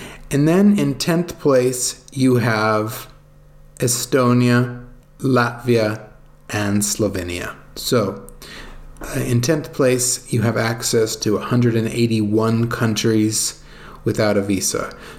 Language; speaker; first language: English; native; English